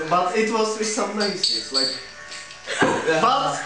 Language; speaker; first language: English; non-native, learner; Czech